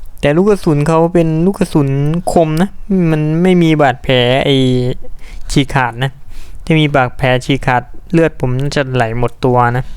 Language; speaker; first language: Thai; native; Thai